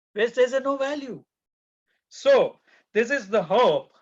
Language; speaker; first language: English; non-native, local second language; Gujarati